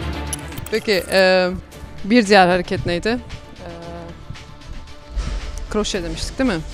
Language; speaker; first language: Turkish; native; Turkish